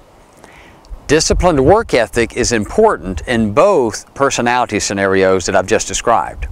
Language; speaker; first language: English; native; English